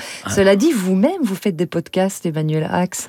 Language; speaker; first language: French; native; French